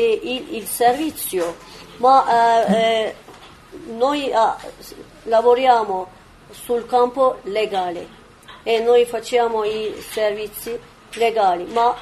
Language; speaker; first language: Italian; non-native, learner; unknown